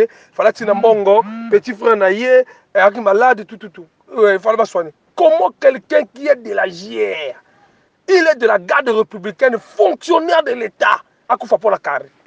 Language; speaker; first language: French; non-native, local second language; Lingala